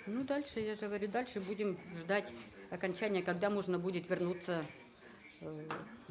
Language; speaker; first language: Russian; native; Russian